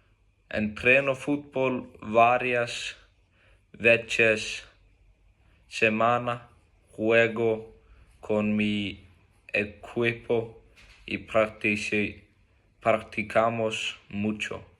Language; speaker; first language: Spanish; non-native, learner; Icelandic